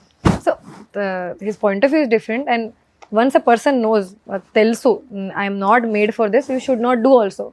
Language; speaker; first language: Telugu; non-native, local second language; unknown